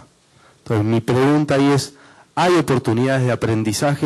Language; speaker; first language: Spanish; native; Spanish